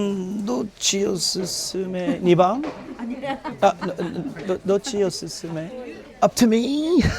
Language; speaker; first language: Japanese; non-native, learner; English